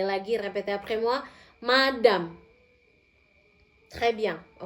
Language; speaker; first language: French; non-native, fluent; Indonesian